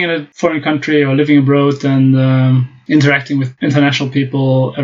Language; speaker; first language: English; non-native, fluent; German